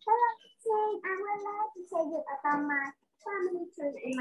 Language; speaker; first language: English; non-native, learner; Vietnamese